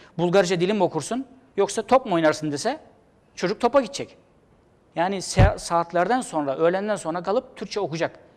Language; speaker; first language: Turkish; native; Turkish